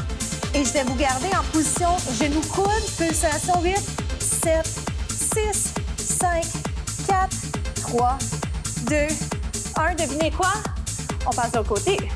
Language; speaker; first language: French; native; French